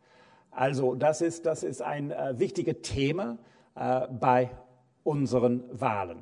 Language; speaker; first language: German; non-native, fluent; English